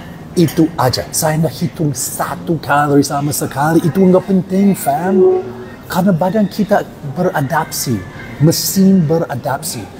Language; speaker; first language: Indonesian; non-native, learner; English